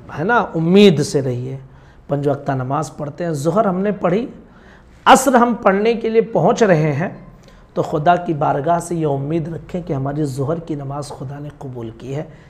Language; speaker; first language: Hindi; native; Hindi